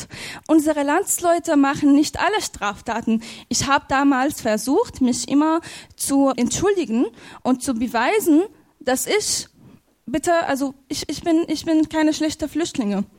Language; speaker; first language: German; non-native, fluent; Arabic